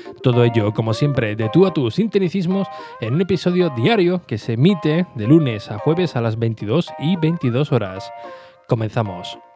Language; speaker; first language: Spanish; native; Spanish